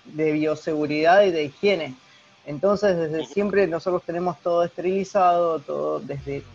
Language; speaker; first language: Spanish; native; Spanish